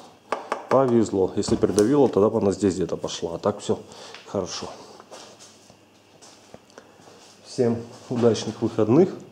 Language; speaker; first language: Russian; native; Russian